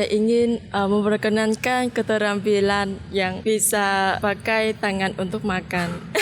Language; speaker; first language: Indonesian; non-native, learner; Vietnamese